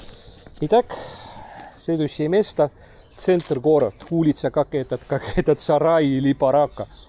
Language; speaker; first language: Russian; non-native, local second language; Estonian